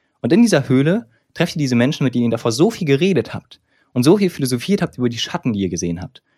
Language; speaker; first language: German; native; German